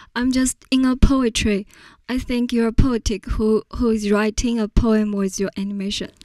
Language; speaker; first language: English; non-native, fluent; Chinese